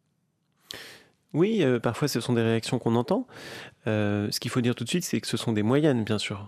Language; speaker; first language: French; native; French